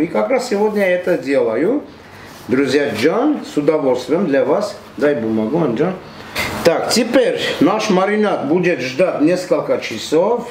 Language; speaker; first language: Russian; non-native, fluent; Armenian